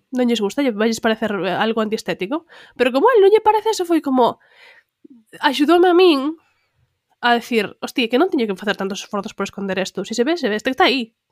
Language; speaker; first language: Galician; non-native, local second language; Spanish